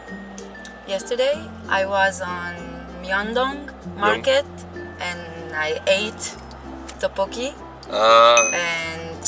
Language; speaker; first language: English; non-native, fluent; Hebrew